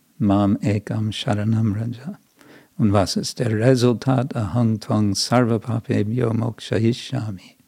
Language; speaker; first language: German; non-native, fluent; English